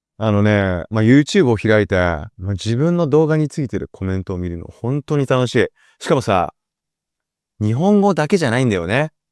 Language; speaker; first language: Japanese; native; Japanese